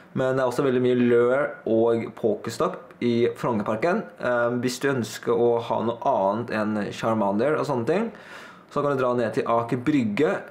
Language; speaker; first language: Norwegian; early bilingual, other home language; Thai